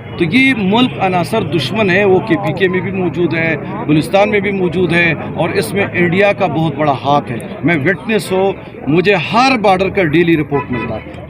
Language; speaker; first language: Urdu; non-native, local second language; Pashto